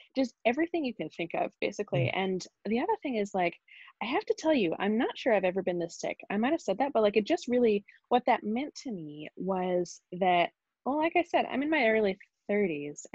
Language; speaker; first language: English; native; English